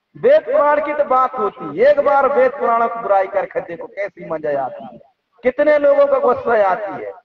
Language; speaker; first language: Hindi; native; Hindi